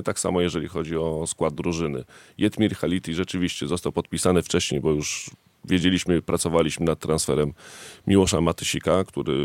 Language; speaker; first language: Polish; native; Polish